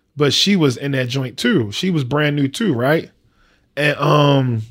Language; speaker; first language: English; native; English